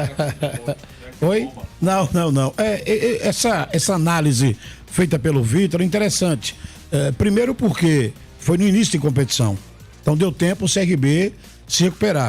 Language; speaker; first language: Portuguese; native; Portuguese